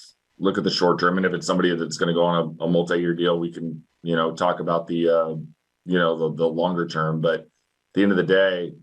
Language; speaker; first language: English; native; English